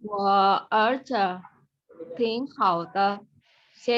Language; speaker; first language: Chinese; non-native, learner; Indonesian